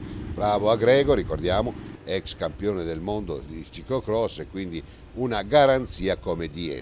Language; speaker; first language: Italian; native; Italian